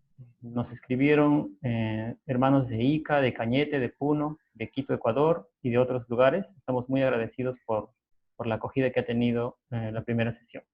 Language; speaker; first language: Spanish; native; Spanish